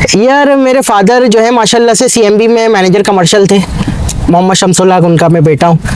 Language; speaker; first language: Urdu; native; Urdu